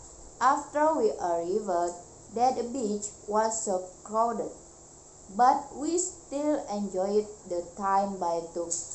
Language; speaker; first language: English; non-native, learner; Indonesian